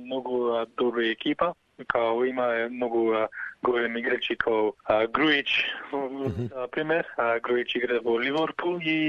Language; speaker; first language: Macedonian; early bilingual, heritage; Macedonian